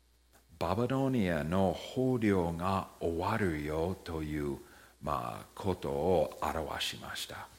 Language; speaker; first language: Japanese; early bilingual, heritage; Japanese